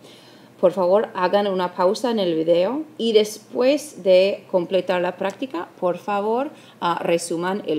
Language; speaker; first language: Spanish; non-native, fluent; English